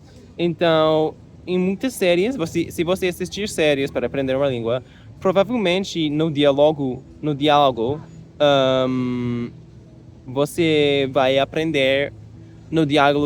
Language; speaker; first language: Portuguese; non-native, learner; English